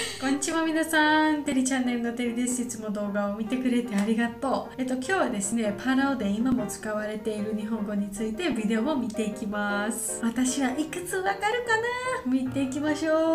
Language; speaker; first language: Japanese; non-native, learner; Georgian